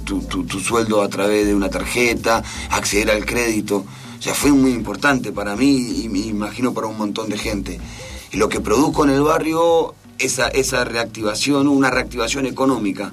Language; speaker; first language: Spanish; native; Spanish